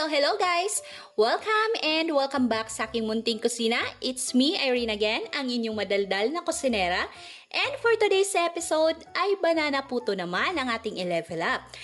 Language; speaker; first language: Filipino; non-native, local second language; Cebuano